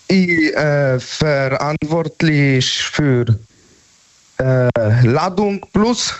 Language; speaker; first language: German; non-native, learner; Polish